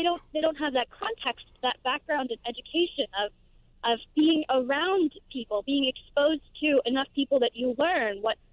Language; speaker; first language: English; native; English